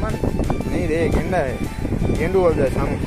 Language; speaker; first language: Hindi; non-native, local second language; Odia